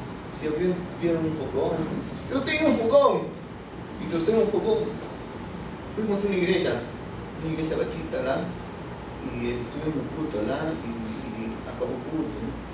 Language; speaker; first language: Portuguese; non-native, fluent; Spanish